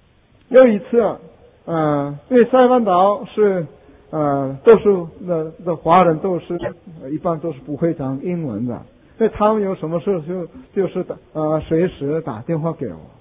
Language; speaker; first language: Chinese; non-native, fluent; Korean